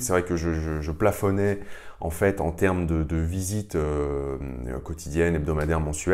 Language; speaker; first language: French; native; French